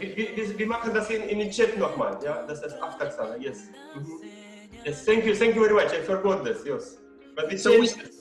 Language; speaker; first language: English; non-native, learner; Russian